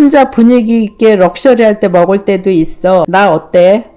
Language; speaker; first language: Korean; native; Korean